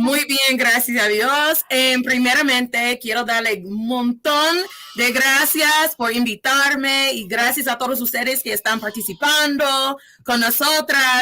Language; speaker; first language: Spanish; non-native, fluent; English